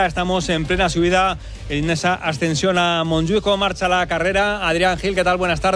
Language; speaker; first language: Spanish; native; Spanish